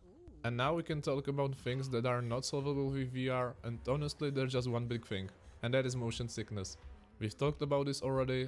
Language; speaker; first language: English; non-native, fluent; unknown